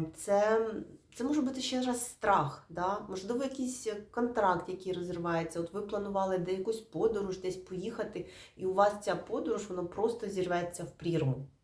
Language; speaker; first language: Ukrainian; native; Ukrainian